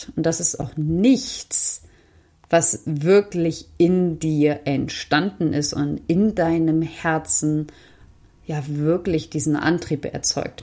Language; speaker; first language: German; native; German